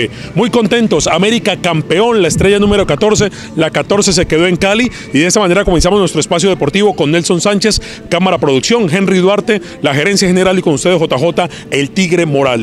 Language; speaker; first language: Spanish; native; Spanish